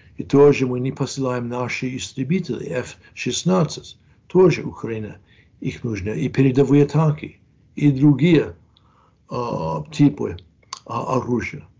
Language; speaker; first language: Russian; non-native, fluent; English